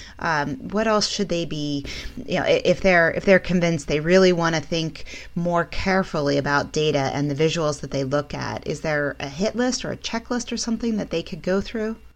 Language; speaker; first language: English; native; English